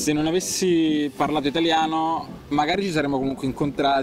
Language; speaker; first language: Italian; native; Italian